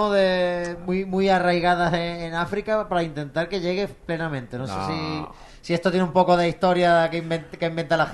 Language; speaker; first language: Spanish; native; Spanish